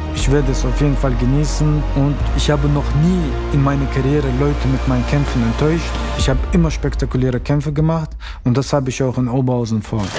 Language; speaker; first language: German; early bilingual, other home language; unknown